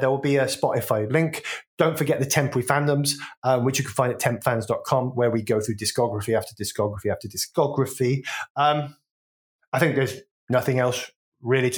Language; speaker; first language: English; native; English